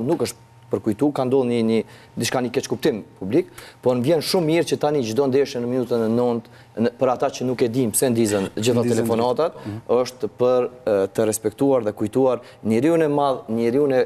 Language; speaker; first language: Albanian; native; Albanian